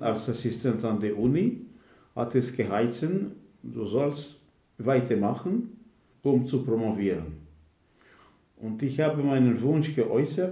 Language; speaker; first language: German; non-native, fluent; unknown